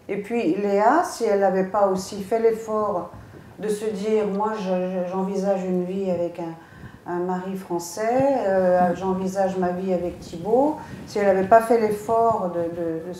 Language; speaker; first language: French; native; French